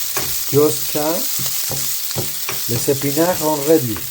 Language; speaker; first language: French; non-native, learner; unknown